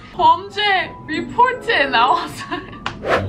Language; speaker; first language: Korean; non-native, fluent; English